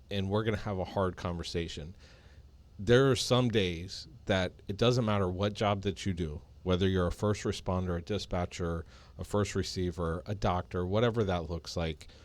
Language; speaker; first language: English; native; English